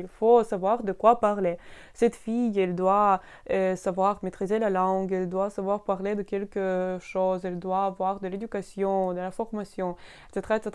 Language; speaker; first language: French; non-native, fluent; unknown